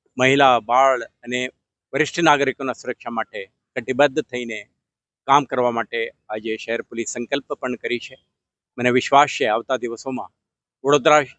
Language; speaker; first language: Gujarati; non-native, local second language; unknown